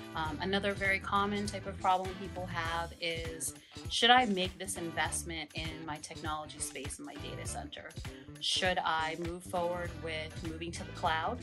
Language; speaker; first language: English; native; English